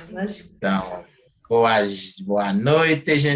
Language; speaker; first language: Portuguese; non-native, fluent; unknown